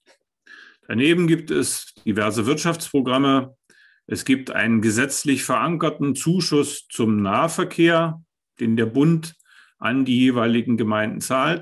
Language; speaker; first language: German; native; German